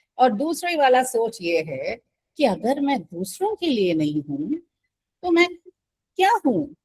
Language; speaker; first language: Hindi; non-native, local second language; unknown